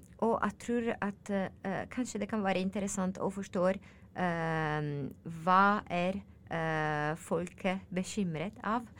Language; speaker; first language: Norwegian; non-native, learner; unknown